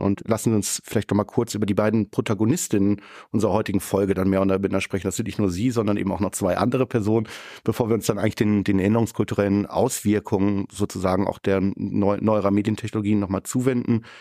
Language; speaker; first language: German; native; German